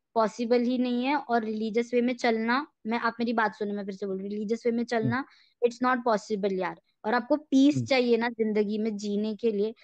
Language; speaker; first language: Hindi; native; Hindi